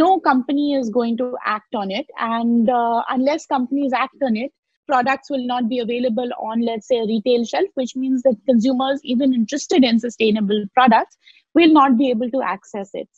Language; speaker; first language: English; non-native, local second language; Hindi